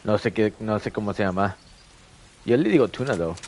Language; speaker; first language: Spanish; early bilingual, heritage; Spanish